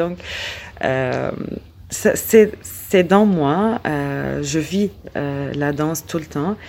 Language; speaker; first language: French; non-native, learner; Arabic